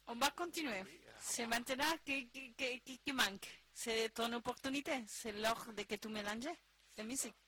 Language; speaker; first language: French; non-native, learner; Spanish